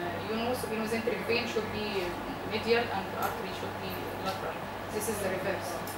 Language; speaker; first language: English; non-native, fluent; Arabic